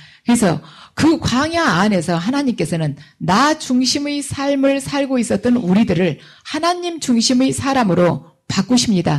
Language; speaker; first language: Korean; native; Korean